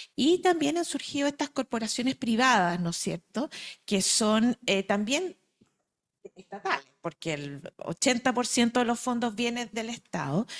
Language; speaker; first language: Spanish; native; Spanish